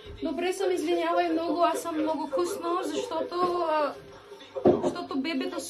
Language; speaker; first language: Bulgarian; non-native, local second language; Filipino